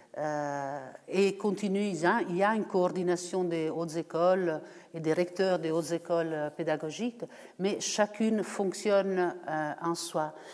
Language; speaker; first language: French; non-native, fluent; Italian